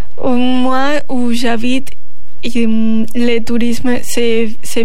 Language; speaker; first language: French; non-native, learner; Spanish